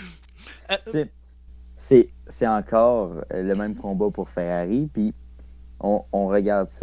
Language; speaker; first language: French; native; French